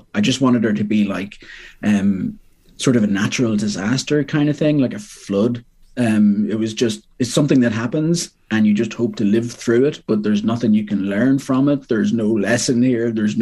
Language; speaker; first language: English; native; English